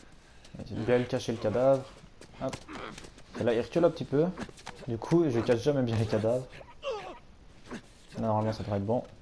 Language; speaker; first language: French; native; French